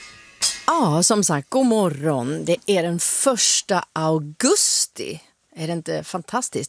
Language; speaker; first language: Swedish; native; Swedish